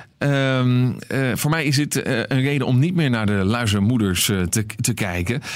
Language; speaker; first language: Dutch; native; Dutch